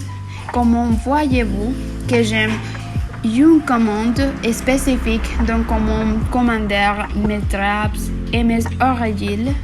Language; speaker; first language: French; non-native, learner; Spanish